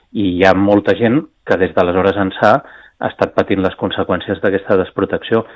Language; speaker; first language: Catalan; native; Catalan